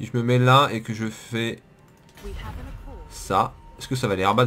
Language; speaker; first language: French; native; French